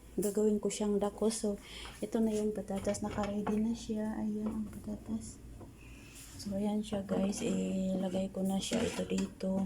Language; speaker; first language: Filipino; non-native, local second language; Cebuano